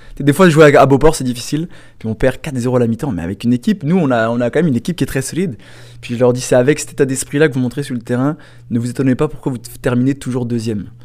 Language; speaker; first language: French; native; French